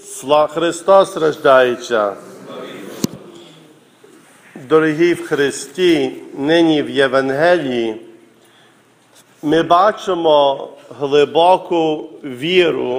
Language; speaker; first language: Ukrainian; early bilingual, heritage; Ukrainian